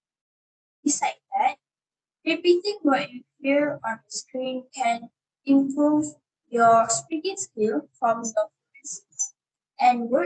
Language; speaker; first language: English; non-native, learner; Malay